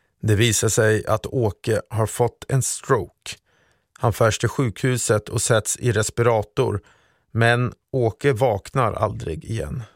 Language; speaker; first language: Swedish; native; Swedish